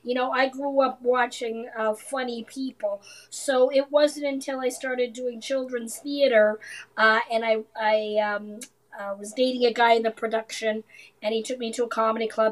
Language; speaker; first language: English; native; English